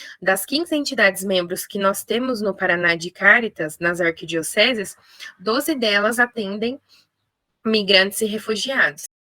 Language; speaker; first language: Portuguese; native; Portuguese